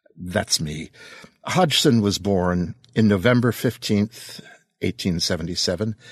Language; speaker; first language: English; native; English